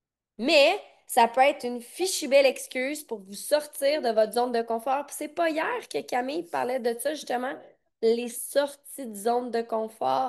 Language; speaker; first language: French; native; French